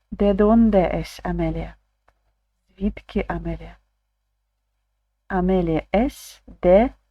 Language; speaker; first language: Spanish; non-native, learner; Ukrainian